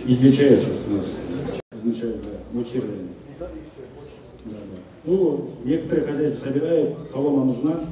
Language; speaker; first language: Russian; non-native, local second language; Kazakh